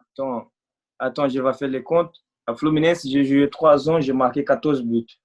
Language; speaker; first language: French; non-native, fluent; Portuguese